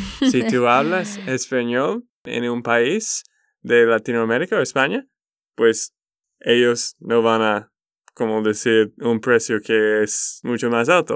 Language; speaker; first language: Spanish; non-native, learner; English